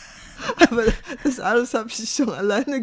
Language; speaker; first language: German; non-native, fluent; Chinese